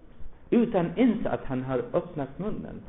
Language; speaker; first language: Swedish; non-native, fluent; Arabic